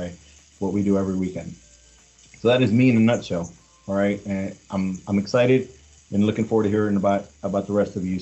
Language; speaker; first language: English; native; English